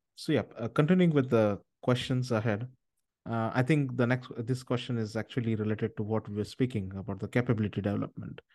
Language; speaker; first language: English; non-native, local second language; Marathi